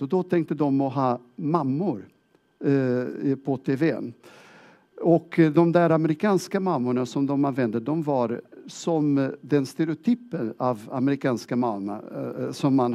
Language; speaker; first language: Swedish; non-native, fluent; Portuguese